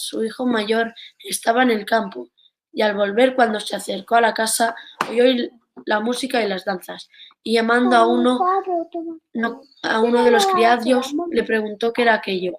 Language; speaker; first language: Spanish; native; Spanish